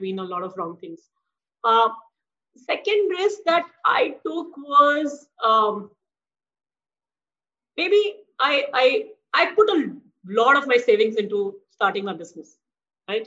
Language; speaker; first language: English; non-native, local second language; Hindi